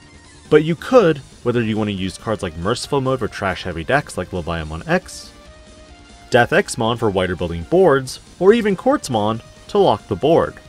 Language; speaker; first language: English; native; English